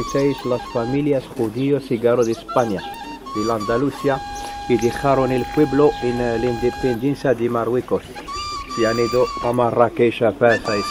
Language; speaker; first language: Spanish; non-native, learner; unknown